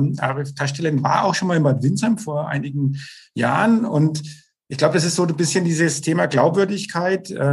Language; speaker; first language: German; native; German